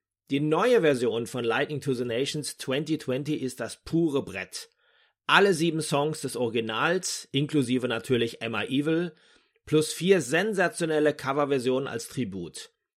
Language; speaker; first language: German; native; German